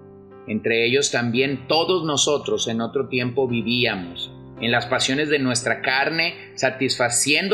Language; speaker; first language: Spanish; native; Spanish